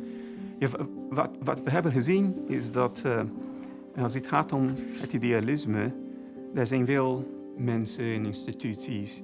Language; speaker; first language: Dutch; non-native, fluent; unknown